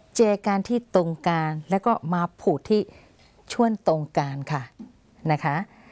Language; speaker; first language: Thai; non-native, fluent; Burmese